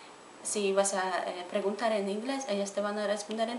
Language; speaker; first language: Spanish; non-native, fluent; Polish